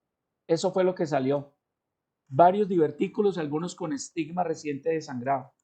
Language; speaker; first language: Spanish; native; Spanish